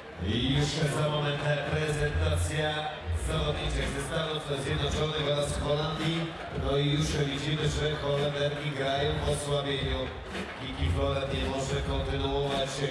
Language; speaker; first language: Polish; native; Polish